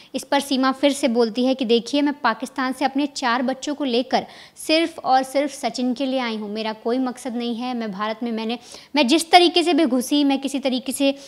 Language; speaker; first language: Hindi; native; Hindi